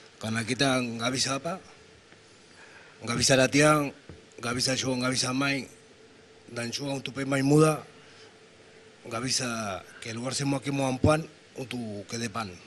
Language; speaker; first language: Indonesian; non-native, fluent; Spanish